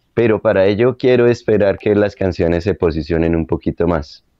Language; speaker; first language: Spanish; native; Spanish